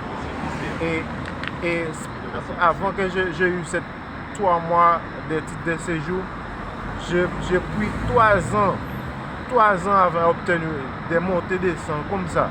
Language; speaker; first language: French; non-native, local second language; Haitian Creole